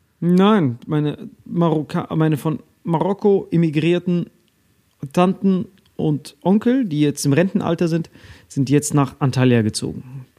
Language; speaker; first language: German; native; German